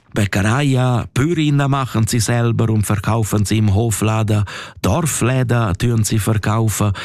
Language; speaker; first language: German; non-native, local second language; Romansh